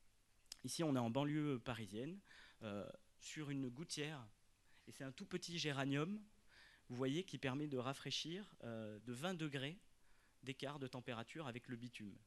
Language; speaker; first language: French; native; French